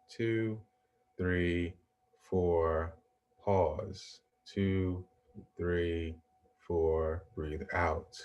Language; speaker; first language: English; native; English